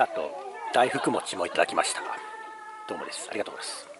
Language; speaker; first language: Japanese; native; Japanese